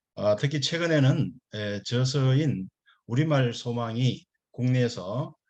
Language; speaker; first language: Korean; native; Korean